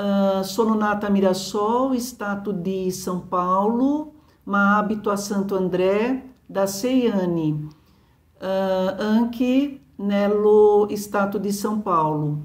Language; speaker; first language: Italian; non-native, learner; Portuguese